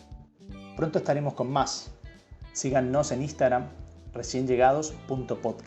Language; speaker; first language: Spanish; native; Spanish